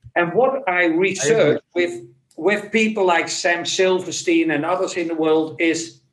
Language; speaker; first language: English; non-native, fluent; Dutch